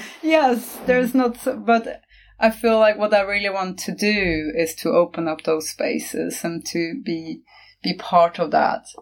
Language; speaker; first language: English; non-native, fluent; Norwegian